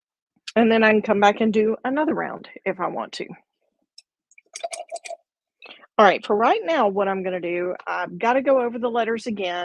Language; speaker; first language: English; native; English